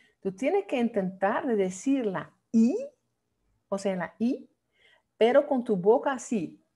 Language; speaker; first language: Spanish; non-native, fluent; Dutch